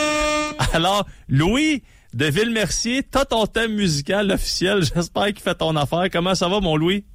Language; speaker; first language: French; native; French